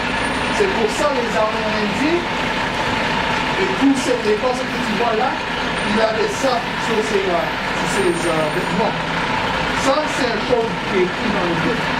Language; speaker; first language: French; non-native, learner; English